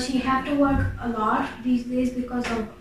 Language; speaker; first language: English; non-native, learner; Indonesian